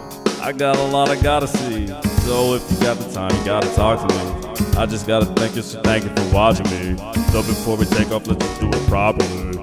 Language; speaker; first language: English; native; English